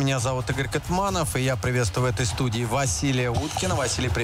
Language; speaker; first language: Russian; native; Russian